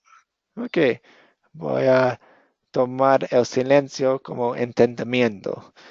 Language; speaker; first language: Spanish; non-native, fluent; English